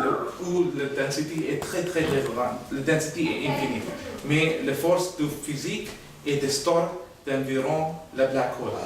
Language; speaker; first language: French; non-native, learner; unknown